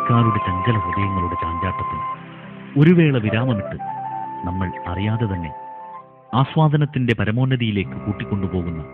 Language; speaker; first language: Malayalam; native; Malayalam